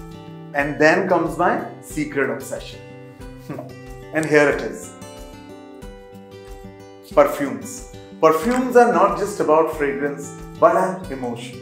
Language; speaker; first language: English; non-native, local second language; Hindi